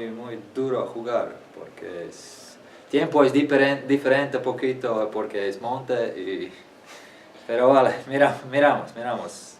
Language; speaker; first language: Spanish; non-native, learner; Latvian